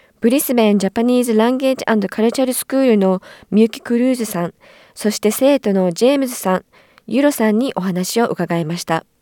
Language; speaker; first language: Japanese; native; Japanese